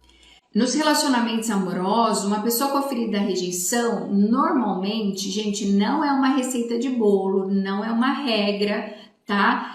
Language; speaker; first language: Portuguese; native; Portuguese